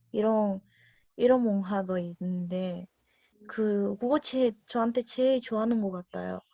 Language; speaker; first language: Korean; non-native, learner; Spanish